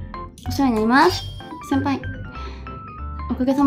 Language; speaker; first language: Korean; non-native, fluent; Japanese